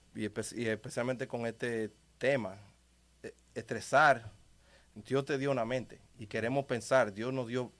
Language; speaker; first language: Spanish; native; Spanish